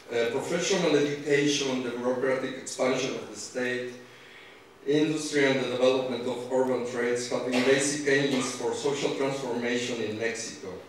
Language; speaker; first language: English; non-native, fluent; Spanish